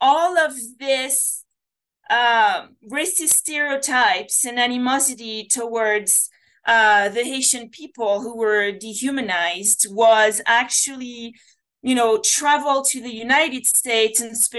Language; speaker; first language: English; non-native, fluent; French